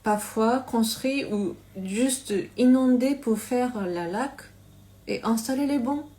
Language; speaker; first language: French; non-native, learner; Japanese